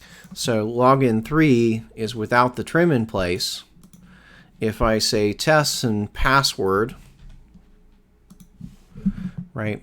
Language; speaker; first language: English; native; English